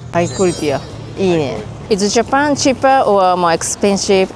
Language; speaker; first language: English; non-native, learner; Japanese